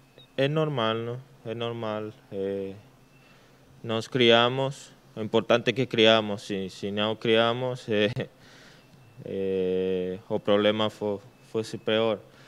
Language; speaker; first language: Portuguese; non-native, learner; Spanish